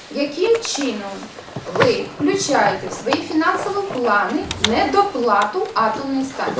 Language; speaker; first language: Ukrainian; native; Ukrainian